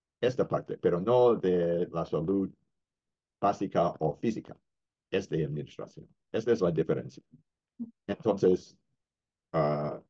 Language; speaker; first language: Spanish; non-native, fluent; English